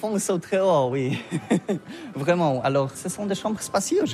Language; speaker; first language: French; non-native, learner; Polish